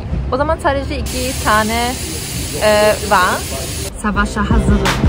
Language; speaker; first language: Turkish; non-native, learner; German